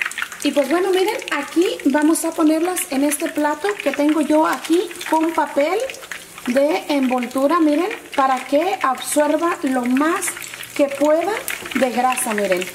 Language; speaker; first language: Spanish; native; Spanish